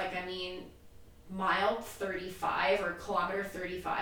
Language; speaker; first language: English; native; English